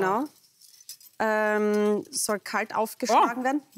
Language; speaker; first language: German; native; German